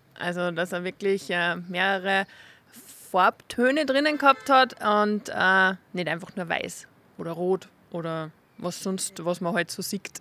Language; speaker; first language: German; native; German